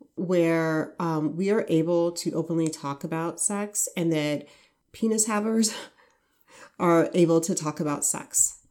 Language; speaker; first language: English; native; English